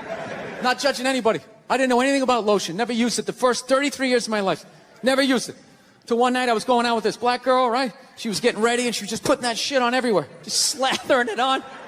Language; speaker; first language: English; native; English